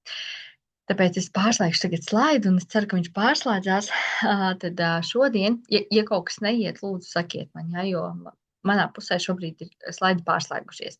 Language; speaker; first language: Latvian; native; Latvian